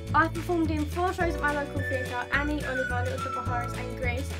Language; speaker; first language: English; native; English